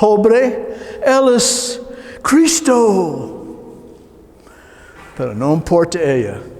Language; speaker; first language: Spanish; non-native, learner; English